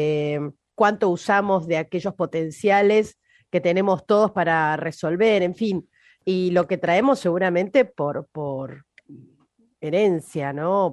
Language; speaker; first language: Spanish; native; Spanish